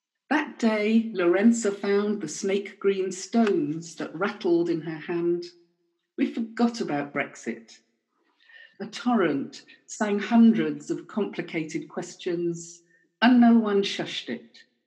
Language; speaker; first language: English; native; English